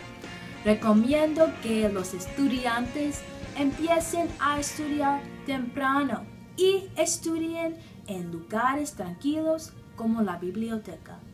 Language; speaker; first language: Spanish; non-native, learner; English